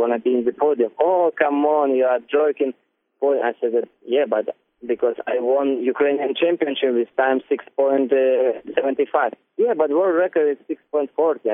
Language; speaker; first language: English; non-native, learner; Ukrainian